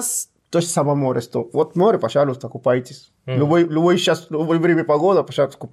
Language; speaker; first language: Russian; non-native, fluent; Spanish